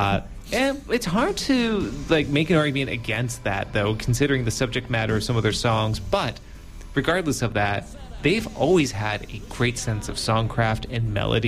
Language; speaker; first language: English; native; English